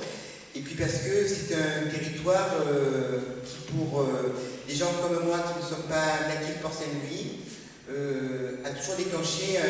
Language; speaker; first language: French; native; French